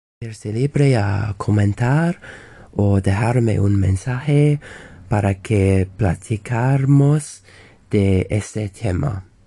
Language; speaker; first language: Spanish; non-native, learner; English